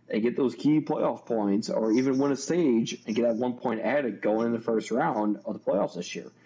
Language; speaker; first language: English; native; English